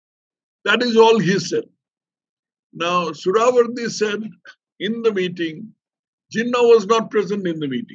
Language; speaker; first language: English; non-native, local second language; Bangla